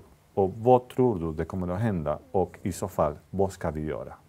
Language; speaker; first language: Swedish; non-native, fluent; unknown